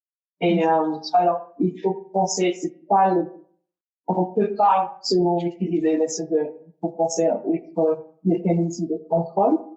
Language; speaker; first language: French; non-native, fluent; English